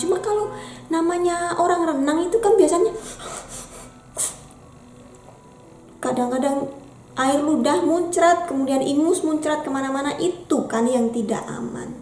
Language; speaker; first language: Indonesian; native; Indonesian